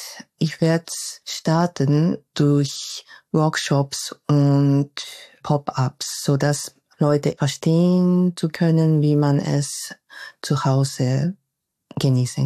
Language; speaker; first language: German; non-native, fluent; Japanese